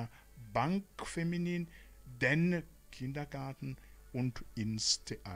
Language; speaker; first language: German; non-native, learner; Rundi